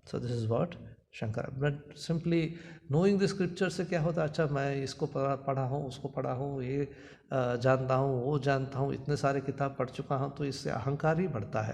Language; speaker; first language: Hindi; non-native, local second language; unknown